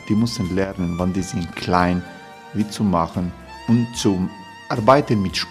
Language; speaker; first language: German; non-native, learner; Croatian